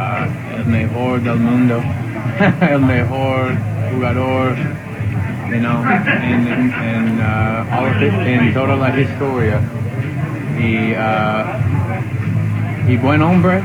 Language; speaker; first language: Spanish; non-native, learner; English